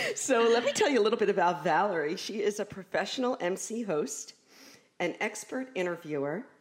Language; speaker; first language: English; native; English